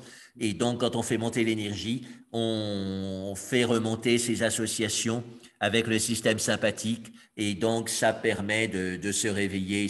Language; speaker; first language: French; native; French